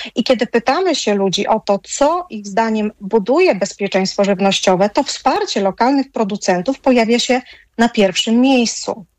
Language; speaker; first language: Polish; native; Polish